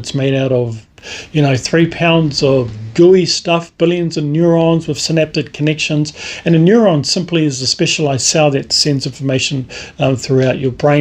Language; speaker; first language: English; native; English